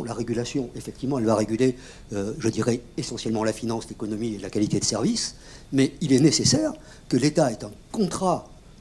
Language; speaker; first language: French; native; French